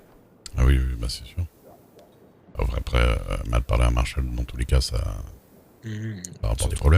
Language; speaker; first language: French; native; French